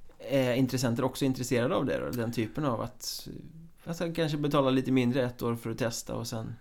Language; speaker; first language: Swedish; native; Swedish